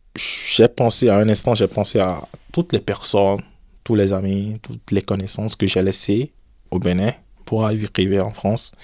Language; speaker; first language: French; non-native, local second language; Fon